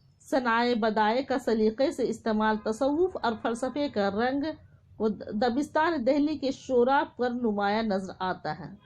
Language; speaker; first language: Urdu; native; Urdu